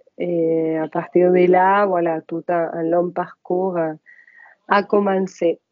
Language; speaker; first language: French; non-native, fluent; Spanish